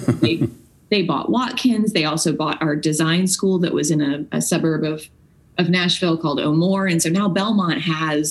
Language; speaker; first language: English; native; English